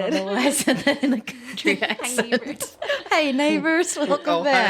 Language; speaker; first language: English; native; English